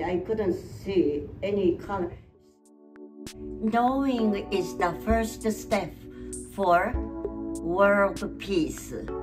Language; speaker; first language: English; non-native, fluent; Japanese